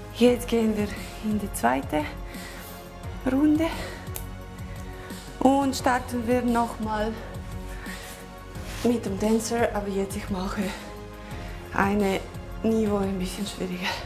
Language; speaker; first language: German; non-native, learner; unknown